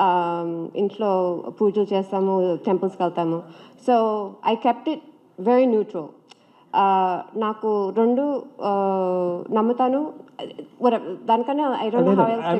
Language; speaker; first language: Telugu; early bilingual, heritage; Telugu